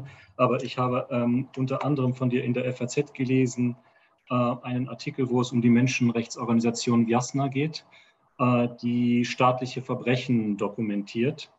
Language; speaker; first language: German; native; German